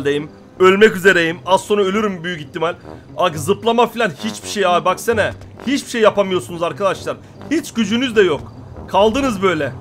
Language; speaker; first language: Turkish; native; Turkish